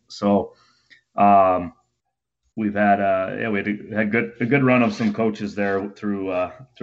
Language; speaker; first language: English; native; English